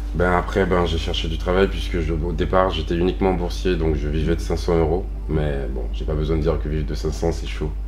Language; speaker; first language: French; native; French